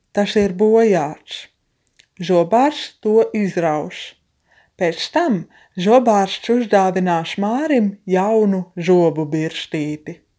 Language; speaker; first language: Latvian; native; Latvian